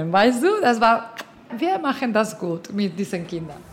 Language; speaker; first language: German; non-native, fluent; Spanish